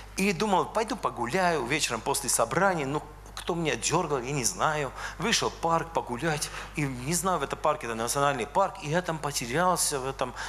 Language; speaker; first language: Russian; non-native, local second language; Armenian